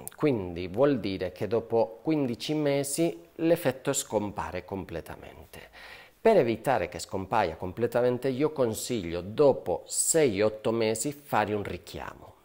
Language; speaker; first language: Italian; non-native, fluent; Spanish